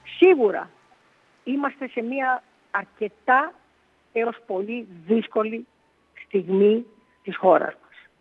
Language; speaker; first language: Greek; early bilingual, heritage; Greek